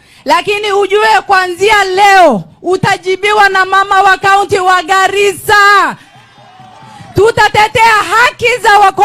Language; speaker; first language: Swahili; non-native, local second language; Somali